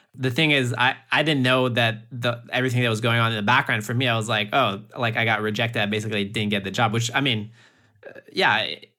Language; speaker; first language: English; early bilingual, heritage; French